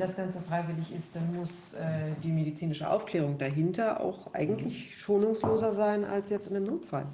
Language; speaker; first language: German; native; German